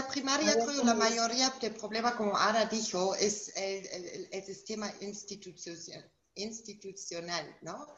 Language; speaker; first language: Spanish; non-native, fluent; German